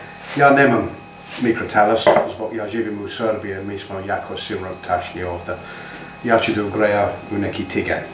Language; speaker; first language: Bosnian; non-native, learner; English